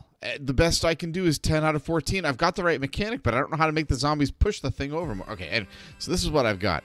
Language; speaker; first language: English; native; English